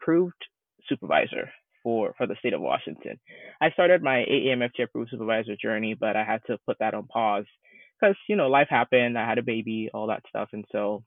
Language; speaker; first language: English; non-native, local second language; Akan